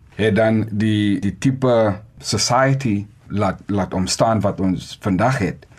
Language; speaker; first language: Afrikaans; non-native, local second language; Xhosa